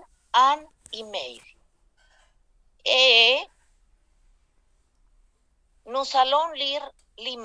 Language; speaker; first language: French; non-native, fluent; Spanish